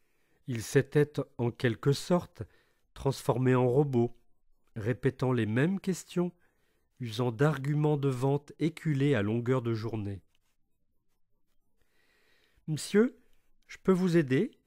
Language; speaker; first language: French; native; French